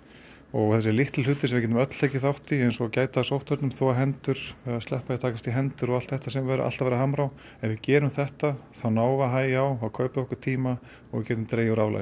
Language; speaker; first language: Icelandic; native; Icelandic